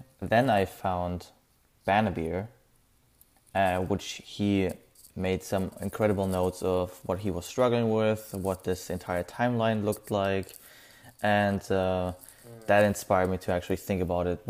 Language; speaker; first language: English; non-native, fluent; German